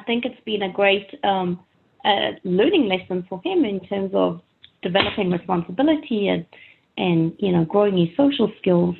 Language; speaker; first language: English; native; English